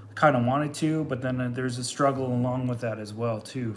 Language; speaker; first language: English; native; English